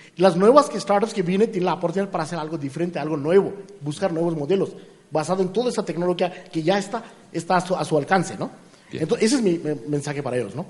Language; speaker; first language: Spanish; non-native, fluent; Marathi